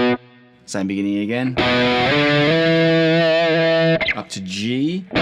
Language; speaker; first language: English; native; English